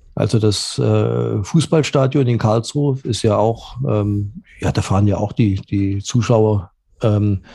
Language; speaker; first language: German; native; German